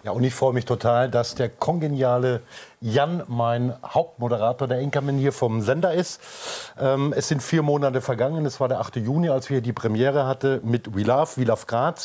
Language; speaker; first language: German; native; German